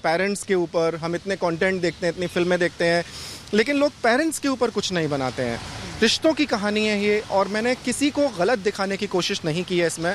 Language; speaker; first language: Hindi; native; Hindi